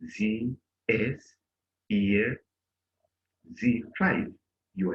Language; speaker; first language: German; non-native, learner; Bemba